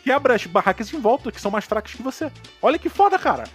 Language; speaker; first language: Portuguese; native; Portuguese